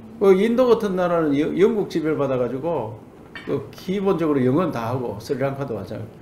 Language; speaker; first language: Korean; native; Korean